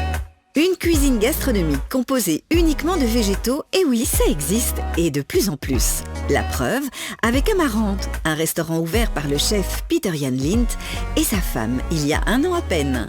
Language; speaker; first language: French; native; French